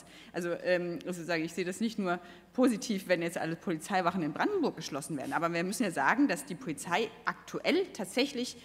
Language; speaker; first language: German; native; German